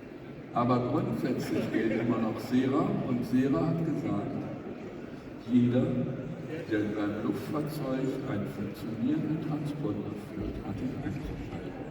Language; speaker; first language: German; native; German